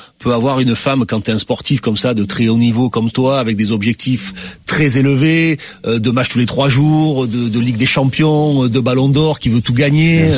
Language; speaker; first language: French; native; French